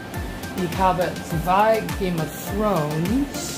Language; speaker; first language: German; non-native, learner; English